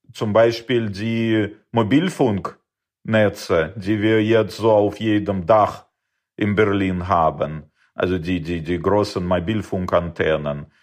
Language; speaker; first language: German; non-native, fluent; Russian